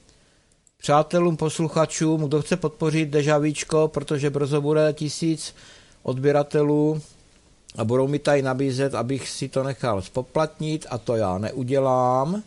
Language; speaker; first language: Czech; native; Czech